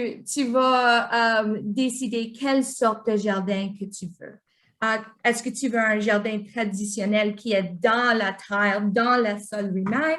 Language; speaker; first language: French; non-native, local second language; English